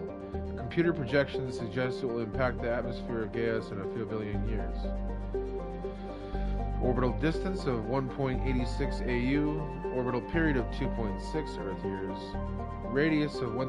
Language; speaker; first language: English; native; English